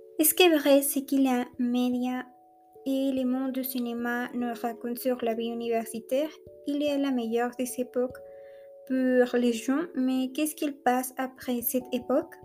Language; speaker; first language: French; non-native, learner; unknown